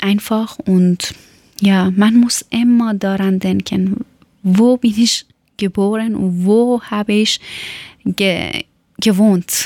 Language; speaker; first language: German; non-native, learner; Persian